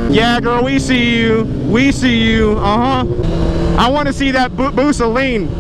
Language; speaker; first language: English; native; English